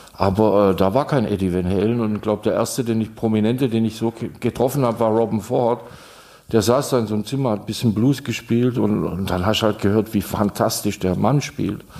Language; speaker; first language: German; non-native, fluent; Czech